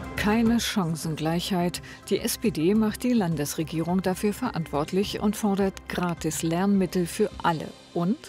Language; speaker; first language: German; native; German